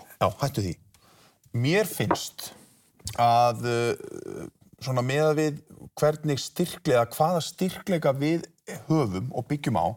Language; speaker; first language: Icelandic; native; Icelandic